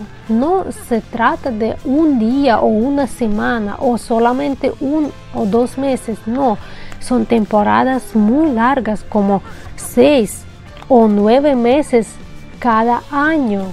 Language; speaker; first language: Spanish; non-native, fluent; Russian